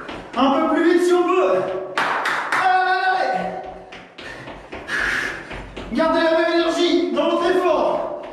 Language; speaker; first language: French; native; French